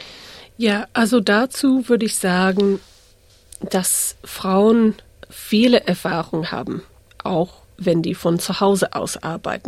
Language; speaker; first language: German; early bilingual, heritage; English